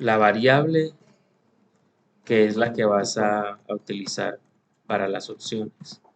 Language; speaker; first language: Spanish; native; Spanish